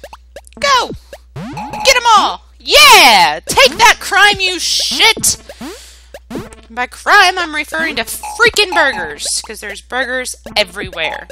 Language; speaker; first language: English; native; English